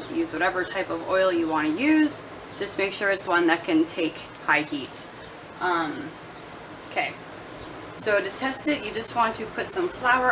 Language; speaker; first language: English; native; English